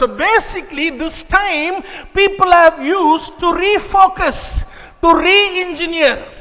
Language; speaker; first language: English; non-native, local second language; Tamil